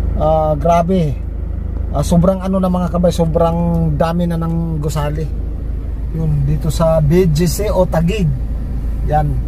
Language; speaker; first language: Filipino; non-native, local second language; Cebuano